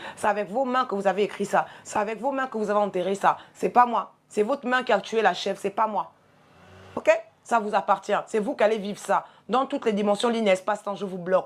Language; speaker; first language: French; native; French